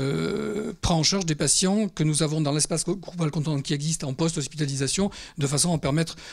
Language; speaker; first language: French; native; French